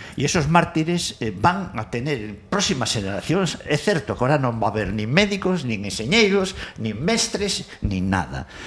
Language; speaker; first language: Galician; non-native, local second language; Spanish